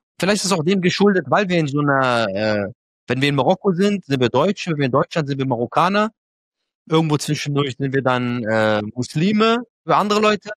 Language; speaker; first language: German; early bilingual, other home language; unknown